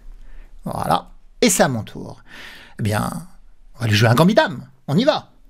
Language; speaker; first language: French; native; French